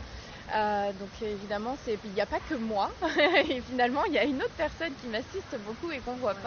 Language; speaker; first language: French; native; French